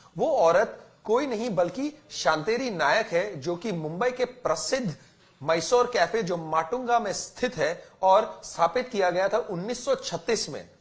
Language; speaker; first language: Hindi; native; Hindi